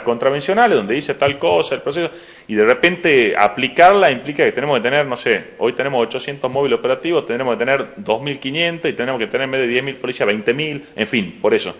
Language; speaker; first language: Spanish; native; Spanish